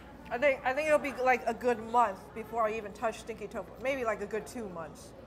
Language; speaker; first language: English; early bilingual, other home language; Chinese